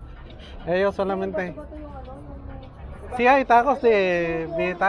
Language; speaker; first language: Spanish; non-native, learner; Filipino